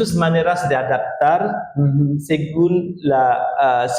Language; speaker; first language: Spanish; non-native, learner; Indonesian